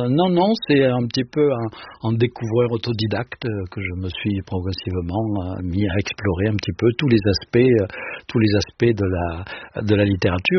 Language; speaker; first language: French; native; French